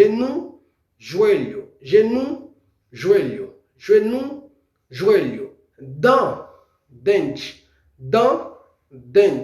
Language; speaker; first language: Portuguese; non-native, fluent; Haitian Creole